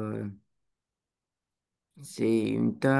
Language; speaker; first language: French; non-native, learner; Romanian